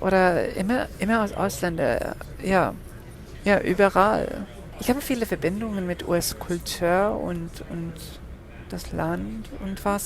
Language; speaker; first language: German; non-native, fluent; English